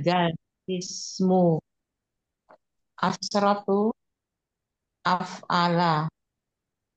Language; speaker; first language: Arabic; non-native, learner; Indonesian